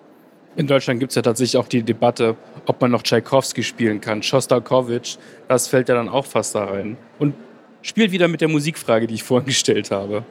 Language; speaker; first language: German; native; German